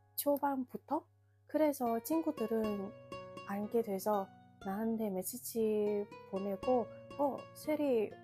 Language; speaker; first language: Korean; non-native, fluent; Vietnamese